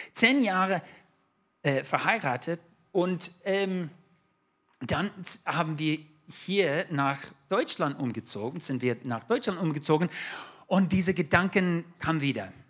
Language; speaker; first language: German; non-native, fluent; English